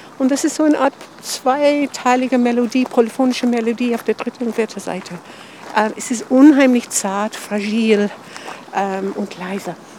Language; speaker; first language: German; non-native, fluent; English